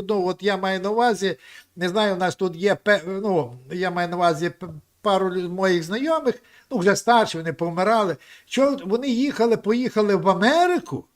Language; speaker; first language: Ukrainian; native; Ukrainian